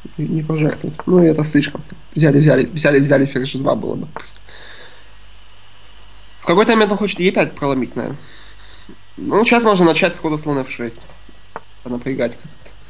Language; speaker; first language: Russian; native; Russian